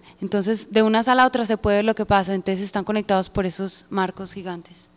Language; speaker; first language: Spanish; native; Spanish